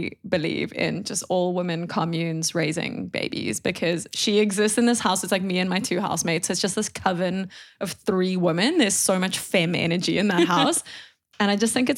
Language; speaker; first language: English; native; English